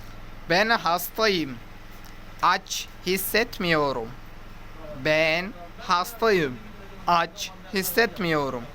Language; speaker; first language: Turkish; non-native, learner; Urdu